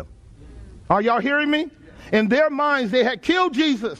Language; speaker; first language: English; native; English